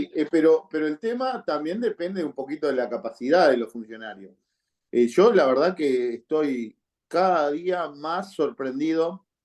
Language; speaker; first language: Spanish; native; Spanish